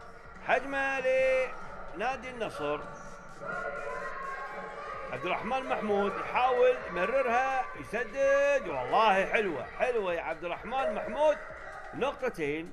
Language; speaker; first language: Arabic; native; Arabic